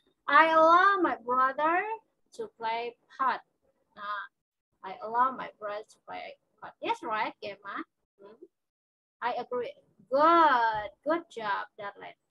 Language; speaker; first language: English; non-native, fluent; Indonesian